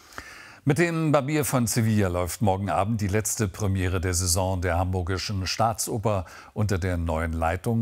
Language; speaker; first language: German; native; German